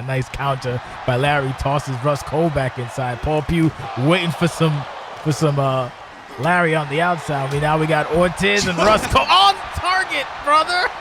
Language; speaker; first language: English; native; English